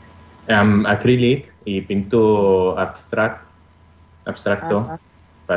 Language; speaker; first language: Catalan; non-native, learner; Italian